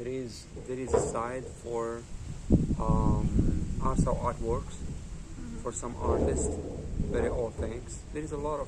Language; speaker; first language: English; non-native, learner; Arabic